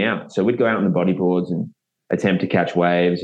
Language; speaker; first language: English; native; English